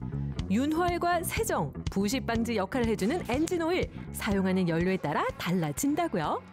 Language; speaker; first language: Korean; native; Korean